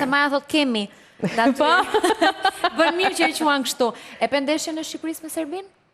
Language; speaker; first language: Albanian; native; Albanian